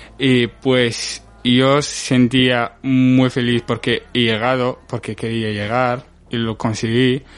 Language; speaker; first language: Spanish; non-native, fluent; Arabic